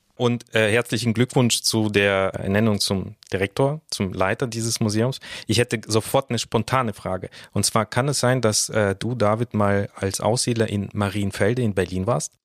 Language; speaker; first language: German; early bilingual, other home language; Russian